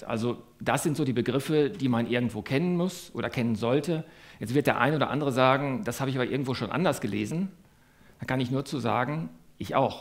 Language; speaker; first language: German; native; German